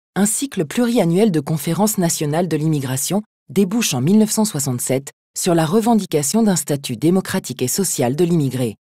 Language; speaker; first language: French; native; French